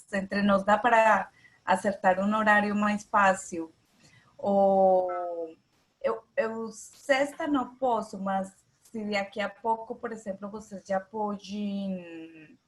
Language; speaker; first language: Portuguese; non-native, fluent; Spanish